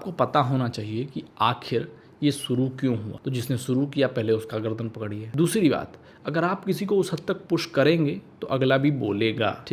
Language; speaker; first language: Hindi; native; Hindi